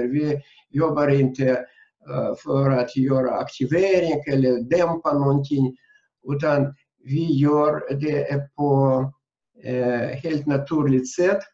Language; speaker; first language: Swedish; non-native, fluent; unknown